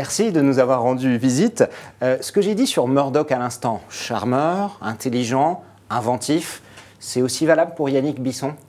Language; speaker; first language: French; native; French